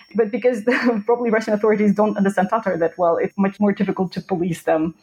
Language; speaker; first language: English; non-native, fluent; Russian